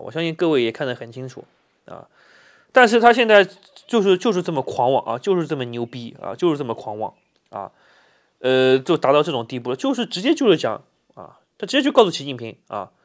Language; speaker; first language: Chinese; native; Chinese